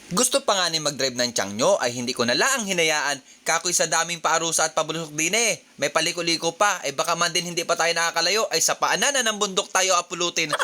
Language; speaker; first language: Filipino; native; Filipino